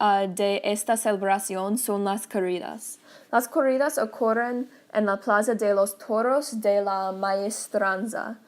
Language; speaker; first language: Spanish; non-native, learner; English